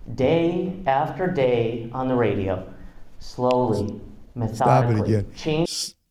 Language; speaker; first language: English; non-native, fluent; Russian